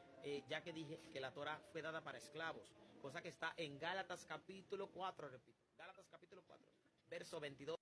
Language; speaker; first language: Spanish; native; Spanish